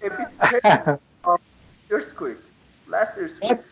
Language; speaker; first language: English; non-native, learner; Persian